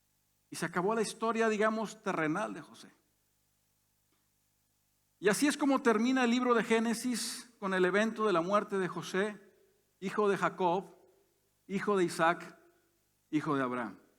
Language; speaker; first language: Spanish; native; Spanish